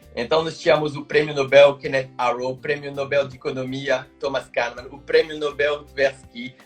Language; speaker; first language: Portuguese; non-native, fluent; French